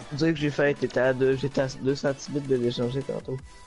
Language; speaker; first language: French; native; French